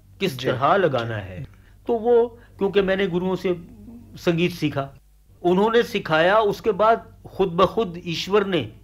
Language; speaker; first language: Hindi; native; Hindi